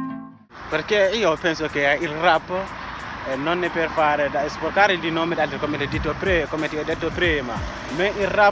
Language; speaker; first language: Italian; non-native, learner; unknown